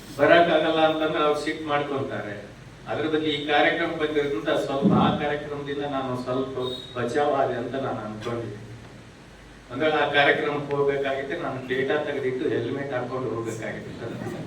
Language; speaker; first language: Kannada; native; Kannada